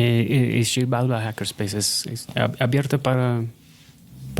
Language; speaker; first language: Spanish; non-native, fluent; English